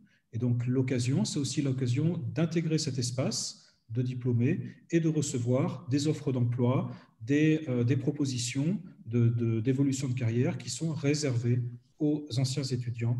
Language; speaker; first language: French; native; French